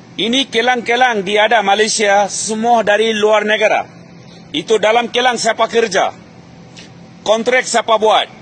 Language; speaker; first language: Malay; non-native, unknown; Bangla